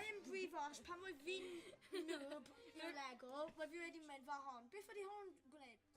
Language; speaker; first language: Welsh; non-native, local second language; English